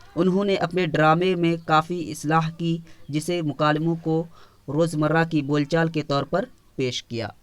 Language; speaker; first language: Urdu; native; Urdu